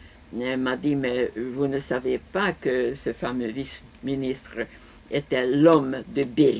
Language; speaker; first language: French; non-native, fluent; Hungarian